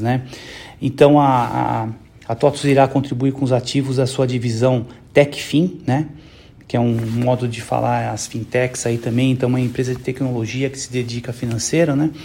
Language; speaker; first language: Portuguese; native; Portuguese